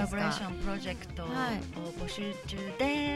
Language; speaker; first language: Japanese; native; Japanese